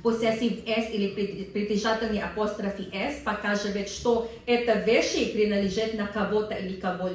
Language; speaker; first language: Russian; non-native, learner; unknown